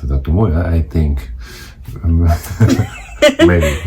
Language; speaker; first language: English; non-native, learner; Japanese